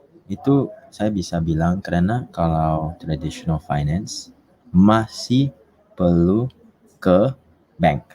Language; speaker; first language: Indonesian; non-native, fluent; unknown